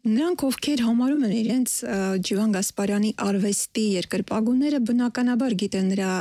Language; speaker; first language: Armenian; native; Armenian